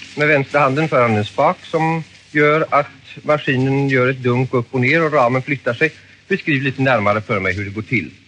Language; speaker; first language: Swedish; native; Swedish